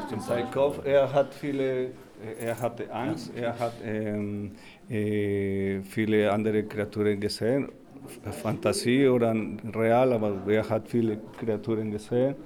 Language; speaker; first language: German; non-native, learner; Spanish